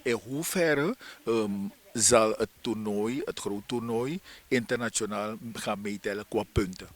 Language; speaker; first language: Dutch; native; Dutch